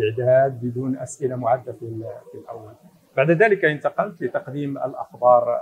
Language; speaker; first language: Arabic; native; Arabic